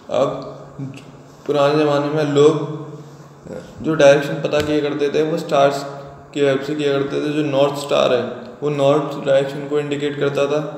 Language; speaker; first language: Hindi; native; Hindi